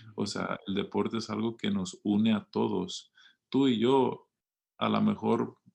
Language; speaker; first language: Spanish; early bilingual, heritage; Spanish